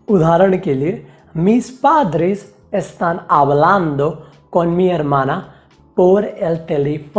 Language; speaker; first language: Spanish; non-native, fluent; Hindi